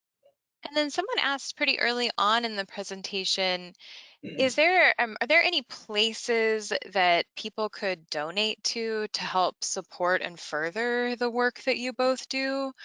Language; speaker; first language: English; native; English